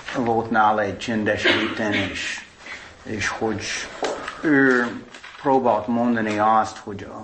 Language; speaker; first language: Hungarian; non-native, fluent; English